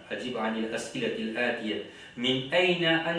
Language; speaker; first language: Arabic; non-native, learner; Haitian Creole